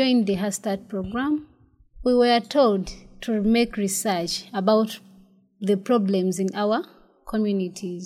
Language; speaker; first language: English; non-native, local second language; Ganda